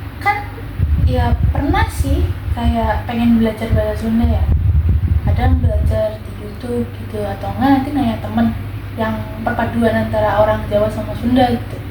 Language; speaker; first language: Indonesian; non-native, local second language; Javanese